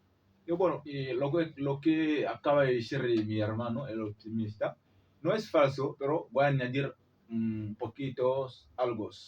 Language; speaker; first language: Spanish; non-native, learner; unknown